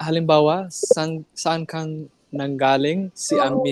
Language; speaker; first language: Filipino; non-native, learner; English